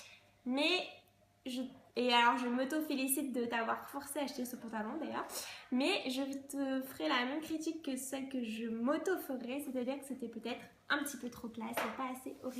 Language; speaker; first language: French; native; French